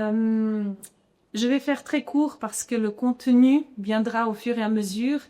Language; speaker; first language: French; native; French